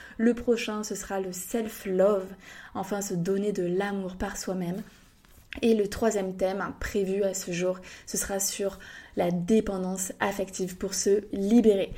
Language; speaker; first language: French; native; French